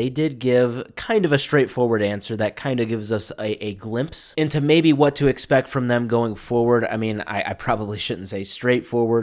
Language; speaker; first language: English; native; English